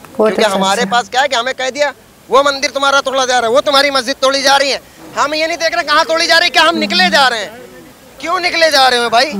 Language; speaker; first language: Hindi; native; Hindi